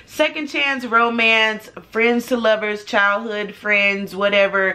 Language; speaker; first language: English; native; English